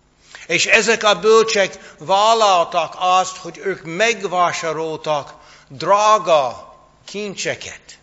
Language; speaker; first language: Hungarian; non-native, fluent; English